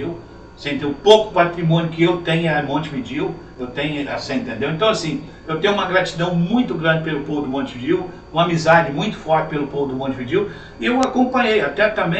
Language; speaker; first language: Portuguese; native; Portuguese